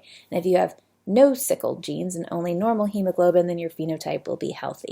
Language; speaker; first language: English; native; English